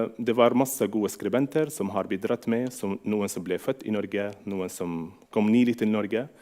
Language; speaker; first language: Norwegian; non-native, fluent; Arabic